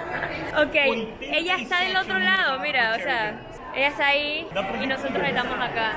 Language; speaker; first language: Spanish; native; Spanish